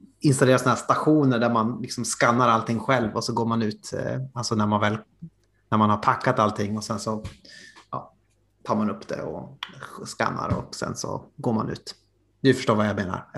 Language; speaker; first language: Swedish; native; Swedish